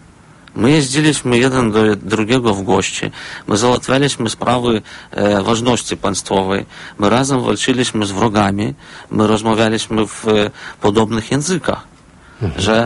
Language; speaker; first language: Polish; non-native, fluent; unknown